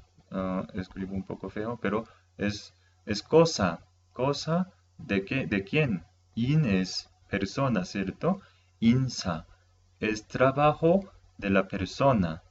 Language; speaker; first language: Spanish; non-native, fluent; Korean